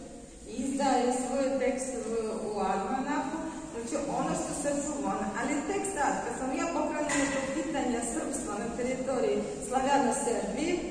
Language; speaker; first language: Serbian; non-native, fluent; Russian